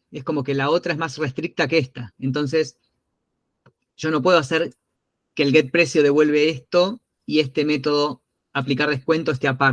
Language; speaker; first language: Spanish; native; Spanish